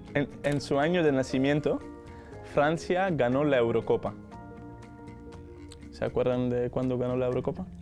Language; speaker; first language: Spanish; non-native, fluent; Dutch